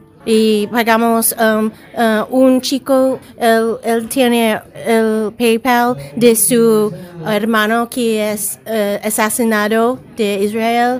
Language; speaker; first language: Spanish; non-native, learner; English